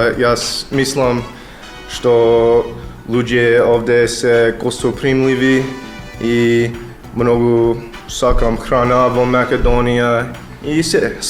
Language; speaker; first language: Macedonian; non-native, learner; English